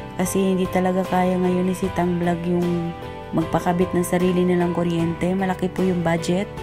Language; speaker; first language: Filipino; non-native, local second language; Hiligaynon